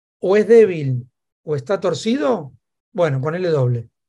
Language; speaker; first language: Spanish; native; Spanish